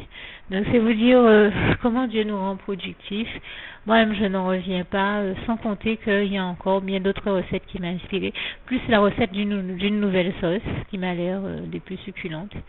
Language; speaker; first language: French; native; French